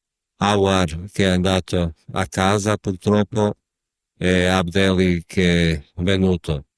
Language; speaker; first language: Italian; non-native, fluent; Bosnian